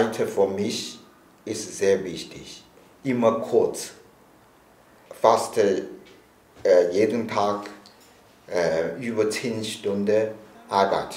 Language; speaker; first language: German; non-native, learner; Chinese